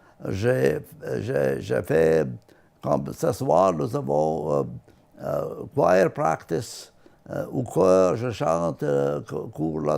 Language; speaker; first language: French; non-native, learner; Latvian